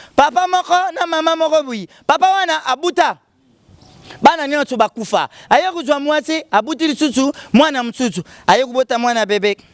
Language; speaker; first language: Lingala; native; Lingala